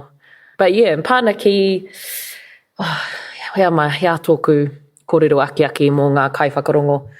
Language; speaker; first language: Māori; non-native, local second language; English